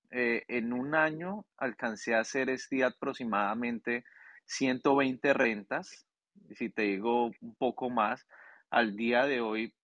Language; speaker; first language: Spanish; native; Spanish